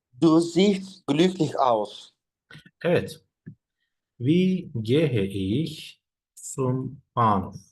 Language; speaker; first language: German; non-native, fluent; Turkish